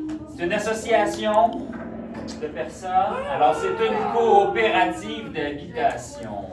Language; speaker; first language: French; native; French